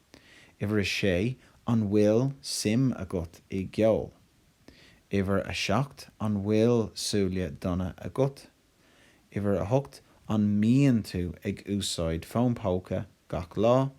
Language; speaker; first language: Irish; non-native, local second language; English